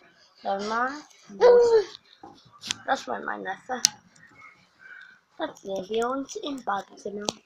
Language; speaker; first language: German; early bilingual, other home language; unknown